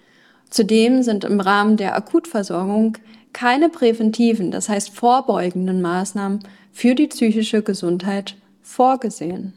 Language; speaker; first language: German; native; German